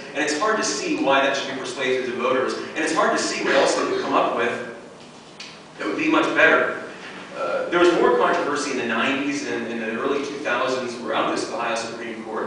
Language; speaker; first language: English; native; English